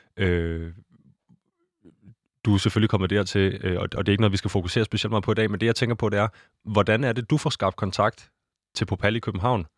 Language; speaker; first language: Danish; native; Danish